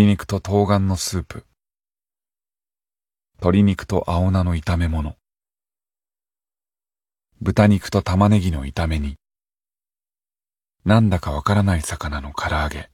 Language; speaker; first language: Japanese; native; Japanese